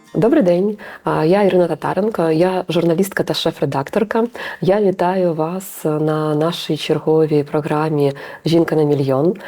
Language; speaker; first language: Ukrainian; native; Ukrainian